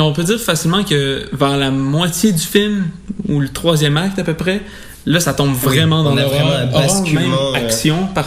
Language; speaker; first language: French; native; French